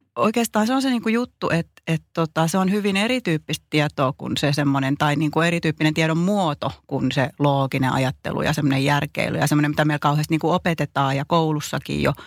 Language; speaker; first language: Finnish; native; Finnish